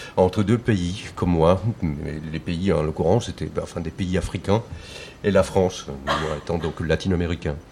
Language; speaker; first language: French; non-native, fluent; Spanish